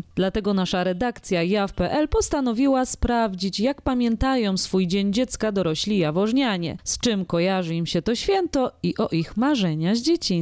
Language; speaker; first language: Polish; native; Polish